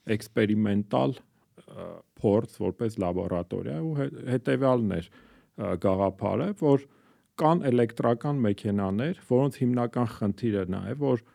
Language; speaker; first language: Armenian; native; Armenian